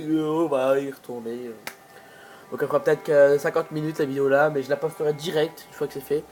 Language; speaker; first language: French; native; French